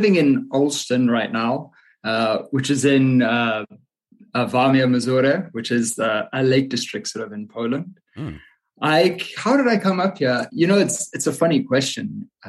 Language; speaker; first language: English; native; English